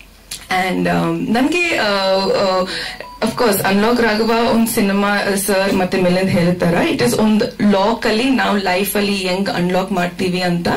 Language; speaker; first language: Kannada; non-native, fluent; Malayalam